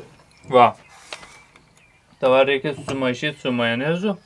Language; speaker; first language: Lithuanian; non-native, learner; Turkish